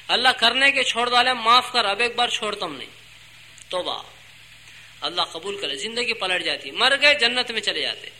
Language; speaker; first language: Urdu; native; Urdu